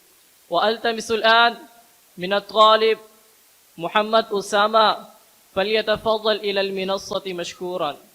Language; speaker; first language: Arabic; non-native, learner; Urdu